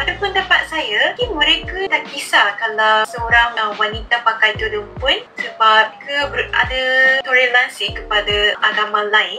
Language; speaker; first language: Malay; non-native, fluent; Japanese